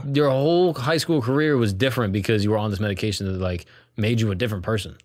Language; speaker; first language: English; native; English